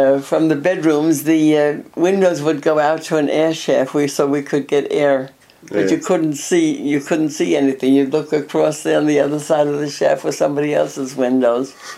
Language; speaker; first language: English; early bilingual, other home language; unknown